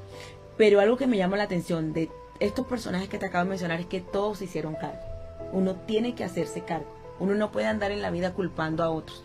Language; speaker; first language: Spanish; native; Spanish